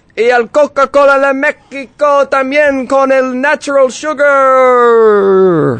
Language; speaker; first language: Spanish; non-native, learner; English